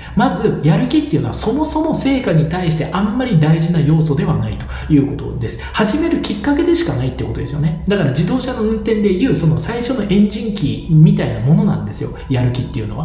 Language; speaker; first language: Japanese; native; Japanese